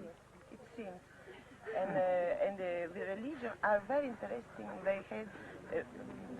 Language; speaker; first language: English; non-native, learner; French